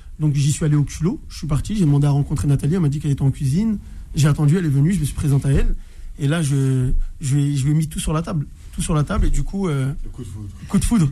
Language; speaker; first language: French; native; French